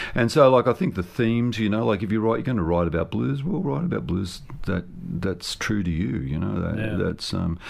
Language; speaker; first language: English; native; English